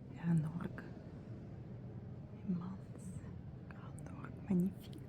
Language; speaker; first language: French; non-native, fluent; Russian